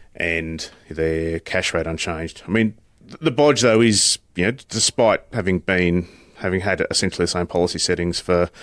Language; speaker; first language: English; native; English